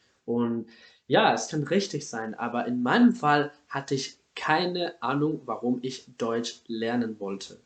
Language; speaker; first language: German; non-native, fluent; Spanish